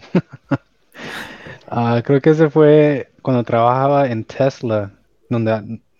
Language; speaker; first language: Spanish; early bilingual, heritage; Spanish